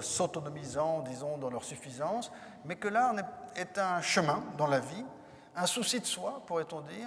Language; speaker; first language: French; native; French